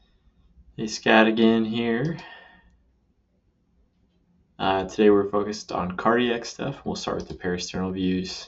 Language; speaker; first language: English; native; English